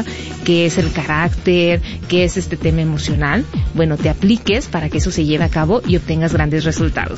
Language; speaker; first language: Spanish; native; Spanish